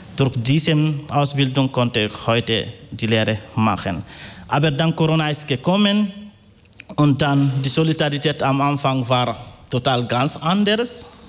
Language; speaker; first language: German; non-native, fluent; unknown